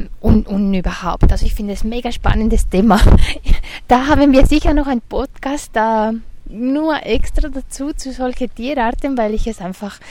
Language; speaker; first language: German; non-native, fluent; Spanish